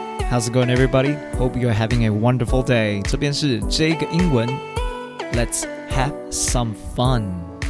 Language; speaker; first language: English; non-native, fluent; Chinese